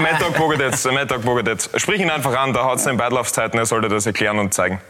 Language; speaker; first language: German; native; German